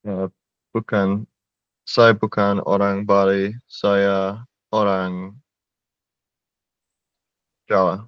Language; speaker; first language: Indonesian; non-native, learner; English